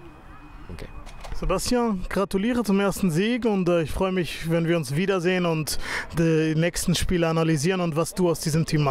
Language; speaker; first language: German; native; German